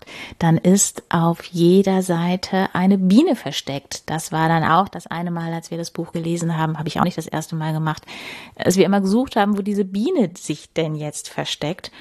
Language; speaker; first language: German; native; German